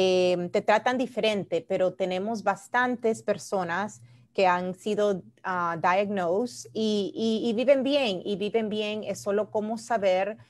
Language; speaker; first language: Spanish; early bilingual, heritage; Spanish